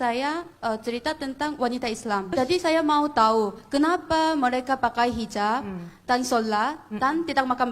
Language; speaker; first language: Indonesian; non-native, fluent; Korean